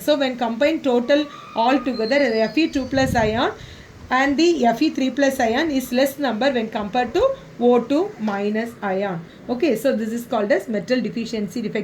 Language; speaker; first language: English; non-native, local second language; Tamil